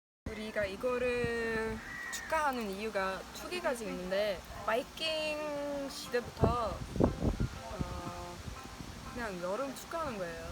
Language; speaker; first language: Korean; non-native, learner; Swedish